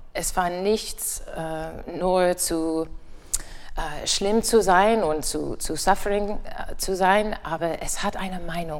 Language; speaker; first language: German; non-native, learner; English